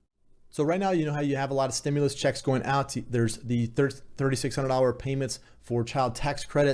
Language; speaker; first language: English; native; English